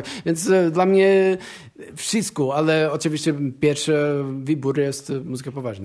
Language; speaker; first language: Polish; non-native, learner; Portuguese